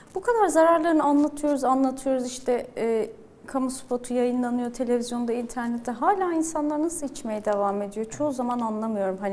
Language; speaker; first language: Turkish; native; Turkish